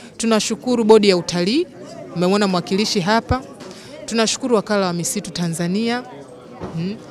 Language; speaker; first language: Swahili; native; Swahili